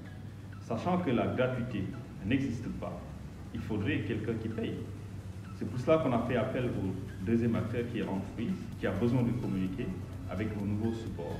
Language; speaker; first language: French; non-native, local second language; Wolof